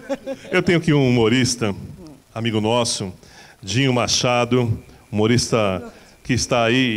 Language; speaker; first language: Portuguese; native; Portuguese